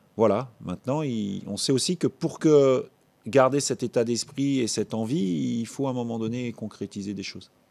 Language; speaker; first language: French; native; French